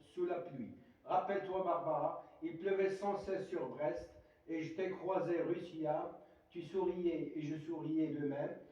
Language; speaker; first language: French; non-native, local second language; Arabic